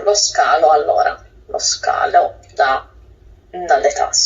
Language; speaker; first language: Italian; native; Italian